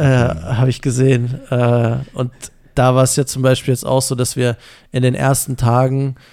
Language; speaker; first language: German; native; German